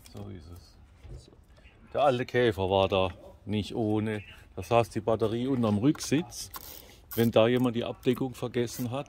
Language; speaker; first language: German; native; German